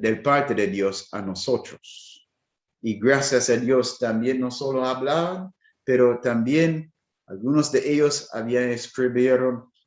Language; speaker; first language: Spanish; non-native, fluent; English